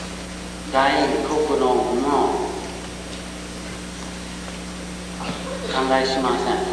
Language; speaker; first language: Japanese; non-native, learner; English